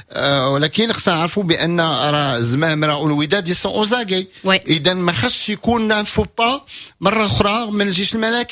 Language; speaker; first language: Arabic; native; Arabic